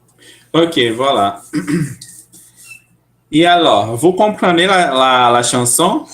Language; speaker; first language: French; non-native, fluent; Portuguese